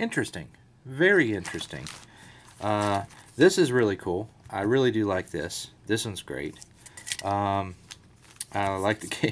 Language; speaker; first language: English; native; English